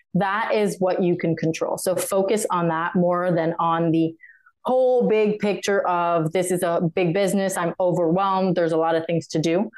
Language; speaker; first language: English; non-native, fluent; French